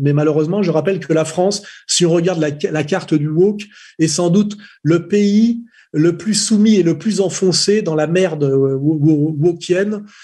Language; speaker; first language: French; native; French